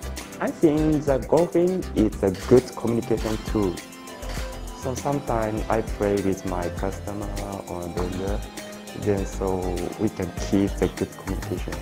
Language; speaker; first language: English; non-native, learner; Japanese